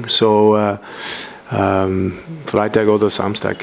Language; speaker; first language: German; non-native, learner; English